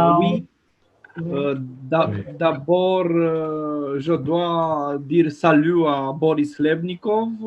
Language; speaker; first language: French; non-native, fluent; Romanian